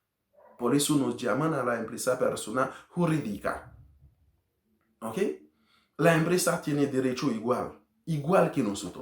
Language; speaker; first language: Spanish; non-native, learner; Haitian Creole